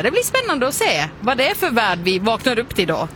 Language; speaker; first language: Swedish; native; Swedish